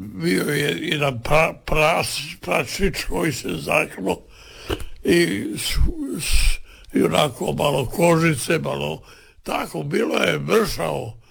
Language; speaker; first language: Serbian; native; Serbian